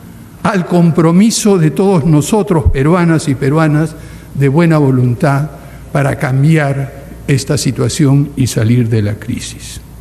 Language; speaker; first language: Spanish; native; Spanish